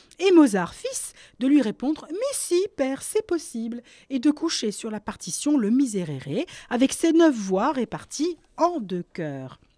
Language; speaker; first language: French; native; French